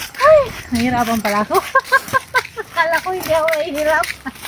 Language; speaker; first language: Filipino; non-native, local second language; Bikol